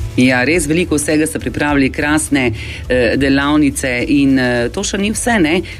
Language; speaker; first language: Slovenian; native; Slovenian